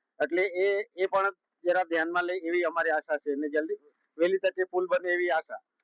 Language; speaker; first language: Gujarati; non-native, local second language; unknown